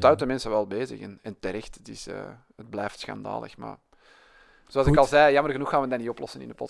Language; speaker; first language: Dutch; native; Dutch